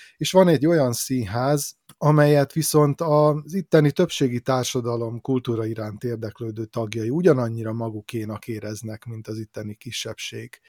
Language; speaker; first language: Hungarian; native; Hungarian